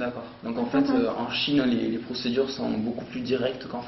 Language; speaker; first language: French; native; French